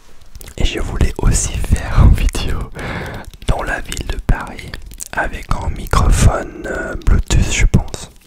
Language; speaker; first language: French; non-native, learner; English